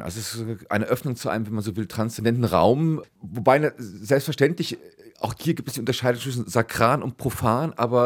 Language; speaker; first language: German; native; German